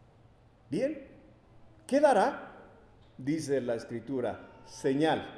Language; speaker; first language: Spanish; native; Spanish